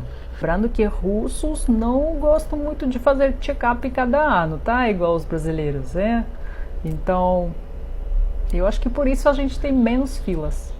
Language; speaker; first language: Portuguese; non-native, fluent; Russian